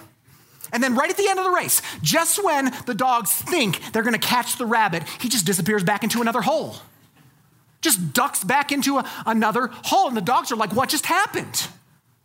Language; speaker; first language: English; native; English